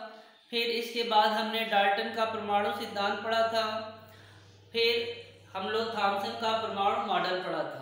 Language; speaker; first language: Hindi; native; Hindi